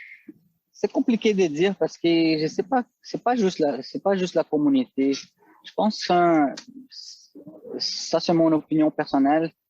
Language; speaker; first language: French; non-native, fluent; Portuguese